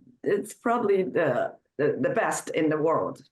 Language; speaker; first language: English; non-native, fluent; Chinese